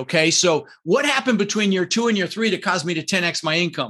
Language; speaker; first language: English; early bilingual, other home language; Dutch